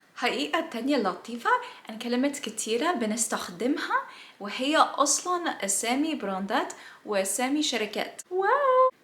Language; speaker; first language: Egyptian Arabic; non-native, learner; English